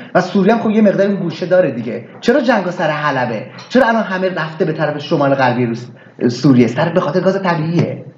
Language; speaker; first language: Persian; early bilingual, heritage; Persian